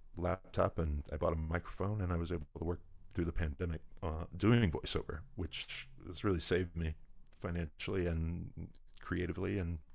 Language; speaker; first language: English; native; English